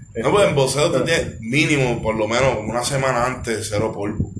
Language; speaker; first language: Spanish; early bilingual, heritage; Spanish